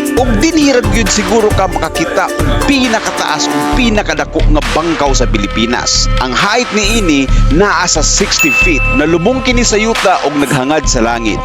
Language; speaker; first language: Cebuano; non-native, local second language; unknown